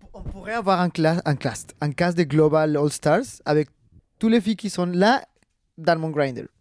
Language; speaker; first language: French; non-native, fluent; Spanish